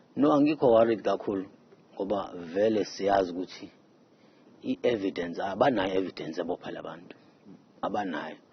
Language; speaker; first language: Zulu; native; Zulu